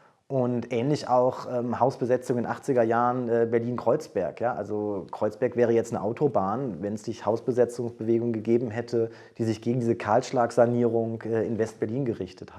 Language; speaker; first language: German; native; German